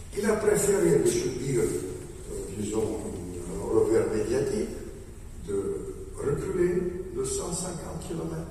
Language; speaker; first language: French; non-native, fluent; Russian